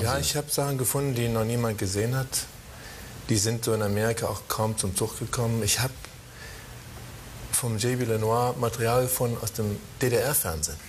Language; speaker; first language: German; native; German